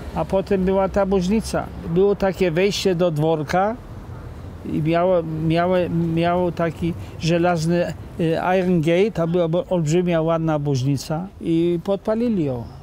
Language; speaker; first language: Polish; non-native, local second language; Yiddish